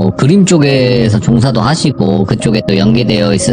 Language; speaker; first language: Korean; native; Korean